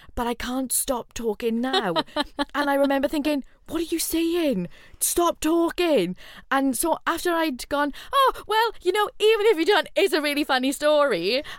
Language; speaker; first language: English; native; English